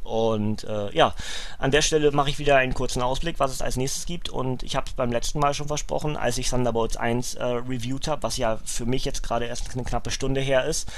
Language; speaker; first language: German; native; German